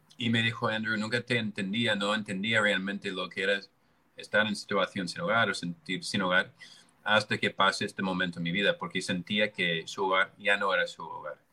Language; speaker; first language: Spanish; non-native, fluent; English